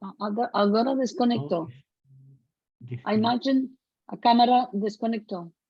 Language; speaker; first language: Portuguese; non-native, fluent; Spanish